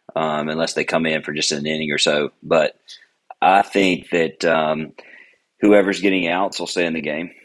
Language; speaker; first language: English; native; English